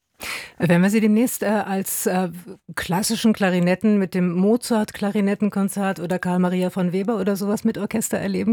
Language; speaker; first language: German; native; German